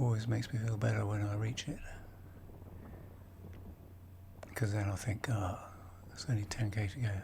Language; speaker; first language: English; native; English